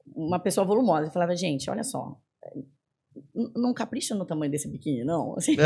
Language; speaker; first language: Portuguese; native; Portuguese